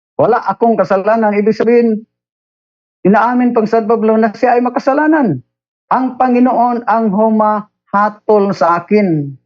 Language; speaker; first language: Filipino; non-native, local second language; Cebuano